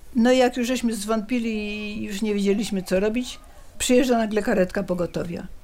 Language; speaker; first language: Polish; native; Polish